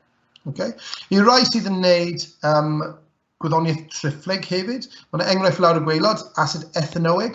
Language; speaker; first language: Welsh; native; Welsh